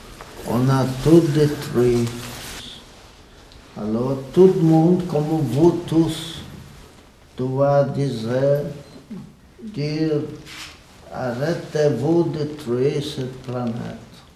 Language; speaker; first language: French; non-native, learner; Polish